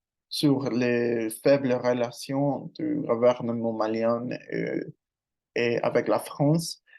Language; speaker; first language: French; non-native, learner; Spanish